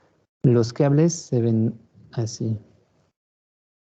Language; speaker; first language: Spanish; non-native, fluent; French